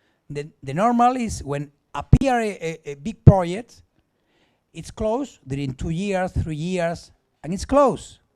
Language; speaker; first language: English; non-native, learner; Spanish